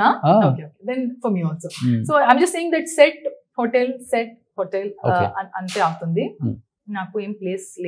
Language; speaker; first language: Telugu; non-native, learner; Tulu